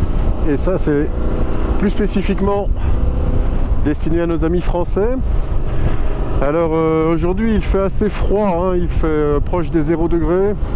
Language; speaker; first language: French; native; French